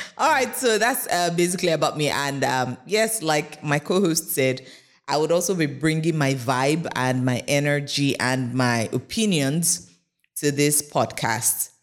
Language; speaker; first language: English; non-native, local second language; Yoruba